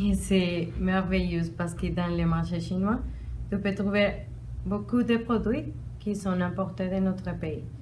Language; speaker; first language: French; non-native, learner; Spanish